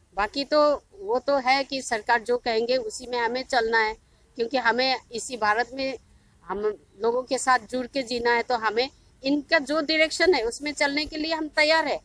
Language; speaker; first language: Hindi; non-native, local second language; Manipuri